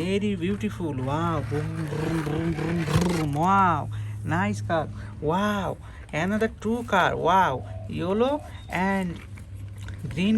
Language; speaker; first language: English; non-native, learner; Hindi